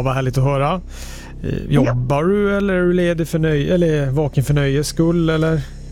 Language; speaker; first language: Swedish; native; Swedish